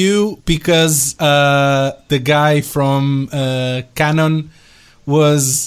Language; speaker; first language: English; non-native, fluent; Portuguese